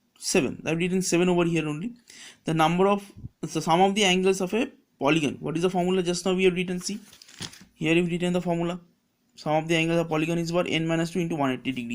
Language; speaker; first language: English; non-native, local second language; Bangla